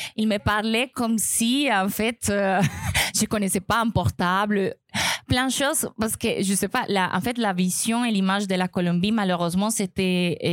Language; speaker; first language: French; non-native, fluent; Spanish